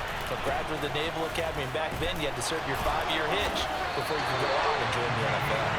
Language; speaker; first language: English; native; English